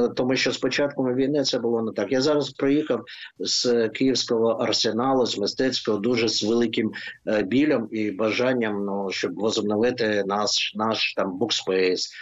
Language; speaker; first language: Ukrainian; non-native, local second language; Russian